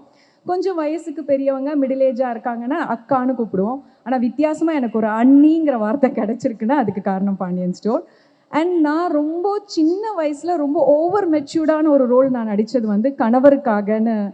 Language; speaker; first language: Tamil; native; Tamil